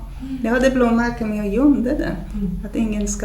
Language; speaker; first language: Swedish; non-native, fluent; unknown